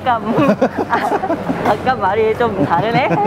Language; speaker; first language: Korean; non-native, fluent; Thai